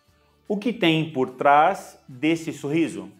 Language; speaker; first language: Portuguese; non-native, fluent; Arabic